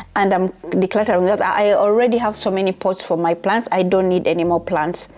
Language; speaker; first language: English; non-native, local second language; Ganda